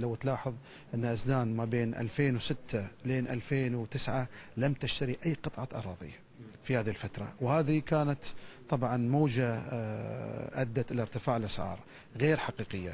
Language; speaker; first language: Arabic; native; Arabic